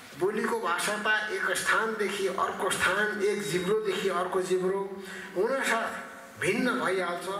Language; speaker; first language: Nepali; native; Nepali